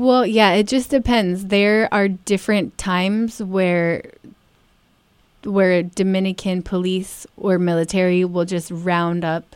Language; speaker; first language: English; native; English